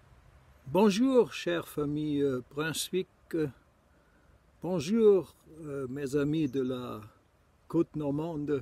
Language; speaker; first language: French; non-native, fluent; German